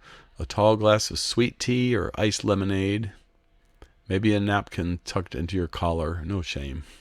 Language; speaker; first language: English; native; English